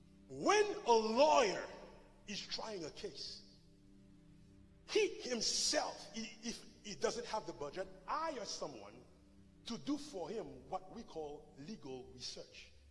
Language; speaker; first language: English; non-native, fluent; Haitian Creole